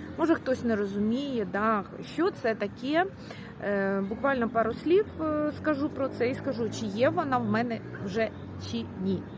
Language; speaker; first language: Ukrainian; non-native, local second language; Russian